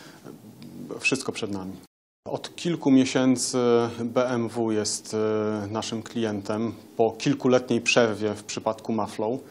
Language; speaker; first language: Polish; native; Polish